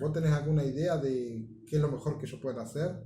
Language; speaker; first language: Spanish; native; Spanish